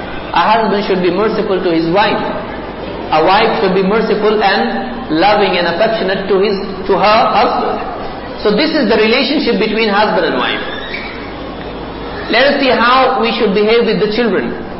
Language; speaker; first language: English; non-native, local second language; Urdu